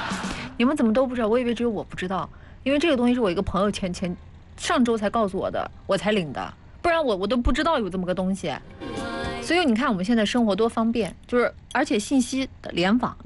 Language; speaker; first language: Chinese; native; Chinese